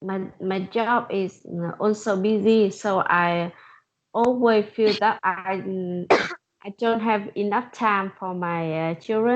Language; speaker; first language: English; non-native, learner; Vietnamese